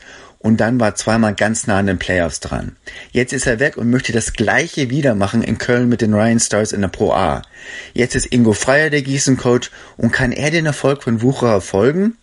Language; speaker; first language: German; native; German